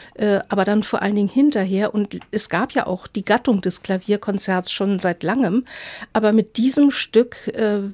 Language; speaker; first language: German; native; German